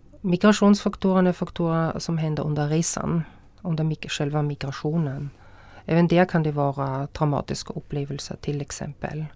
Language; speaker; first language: Swedish; non-native, fluent; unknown